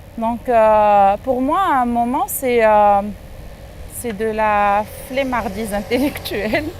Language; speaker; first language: French; non-native, local second language; Arabic